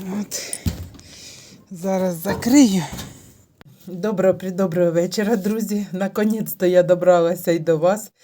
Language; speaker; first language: Ukrainian; native; Ukrainian